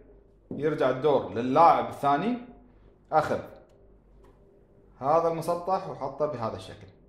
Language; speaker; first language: Arabic; native; Arabic